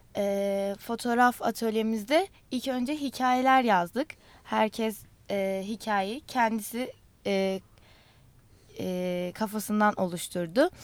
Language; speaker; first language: Turkish; non-native, local second language; Kurdish